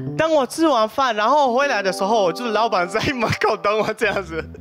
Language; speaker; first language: Chinese; non-native, fluent; Arabic